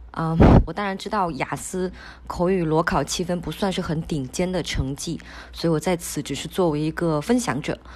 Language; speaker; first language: Chinese; non-native, local second language; Min Nan Chinese